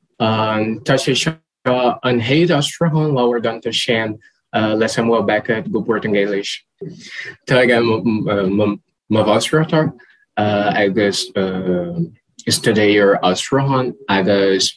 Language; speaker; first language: Irish; non-native, learner; Portuguese